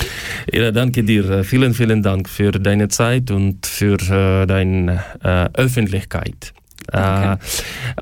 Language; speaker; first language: German; non-native, learner; Ukrainian